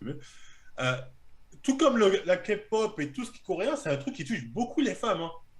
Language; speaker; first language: French; native; French